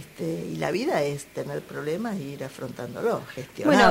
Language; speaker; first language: Spanish; native; Spanish